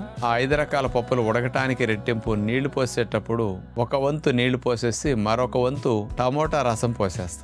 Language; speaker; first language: Telugu; native; Telugu